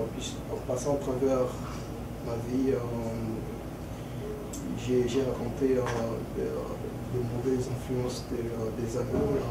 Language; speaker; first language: French; early bilingual, other home language; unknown